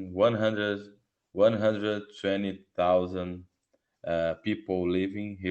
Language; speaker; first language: English; non-native, learner; Portuguese